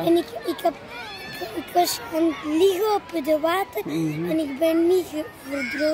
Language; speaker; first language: Dutch; early bilingual, other home language; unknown